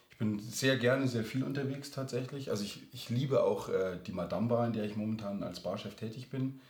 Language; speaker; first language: German; native; German